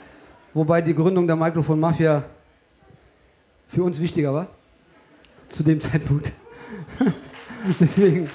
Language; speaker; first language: German; early bilingual, other home language; Turkish